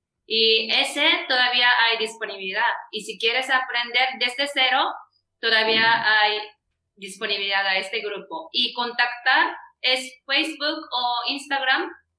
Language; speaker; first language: Spanish; non-native, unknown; Japanese